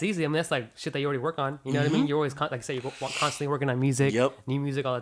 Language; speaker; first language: English; native; English